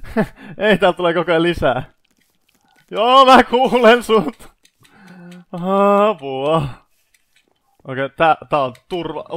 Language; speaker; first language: Finnish; native; Finnish